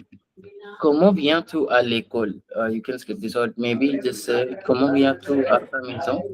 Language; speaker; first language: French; non-native, fluent; Hindi